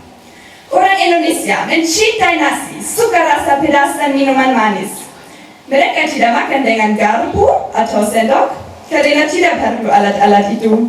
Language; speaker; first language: Indonesian; non-native, learner; German